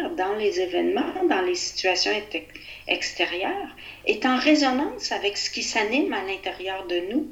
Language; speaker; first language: French; native; French